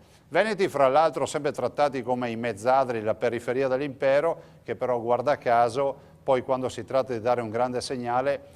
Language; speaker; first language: Italian; native; Italian